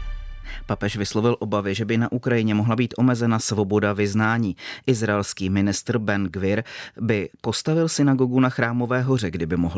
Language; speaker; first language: Czech; native; Czech